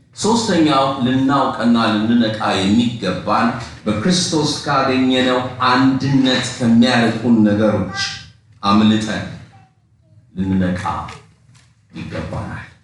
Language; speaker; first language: Amharic; non-native, local second language; Oromo